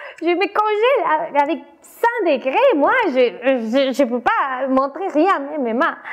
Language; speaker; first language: French; non-native, fluent; Spanish